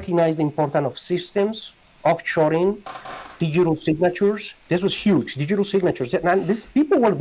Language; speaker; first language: English; non-native, fluent; Spanish